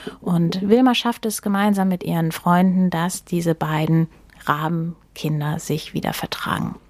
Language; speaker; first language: German; native; German